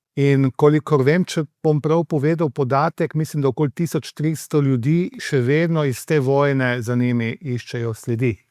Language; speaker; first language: Slovenian; native; Slovenian